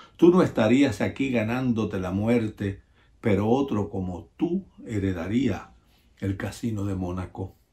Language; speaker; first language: Spanish; native; Spanish